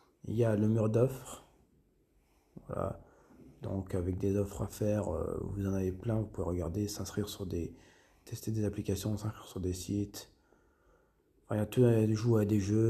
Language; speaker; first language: French; native; French